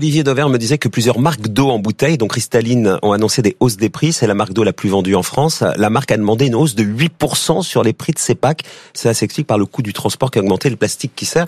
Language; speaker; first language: French; native; French